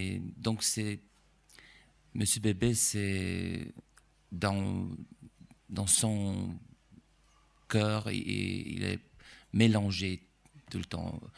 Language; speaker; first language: French; non-native, fluent; Romanian